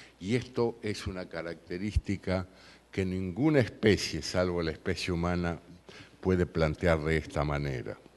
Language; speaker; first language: Spanish; native; Spanish